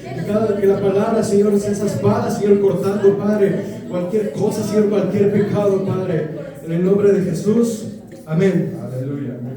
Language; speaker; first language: Spanish; native; Spanish